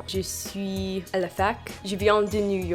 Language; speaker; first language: French; non-native, learner; English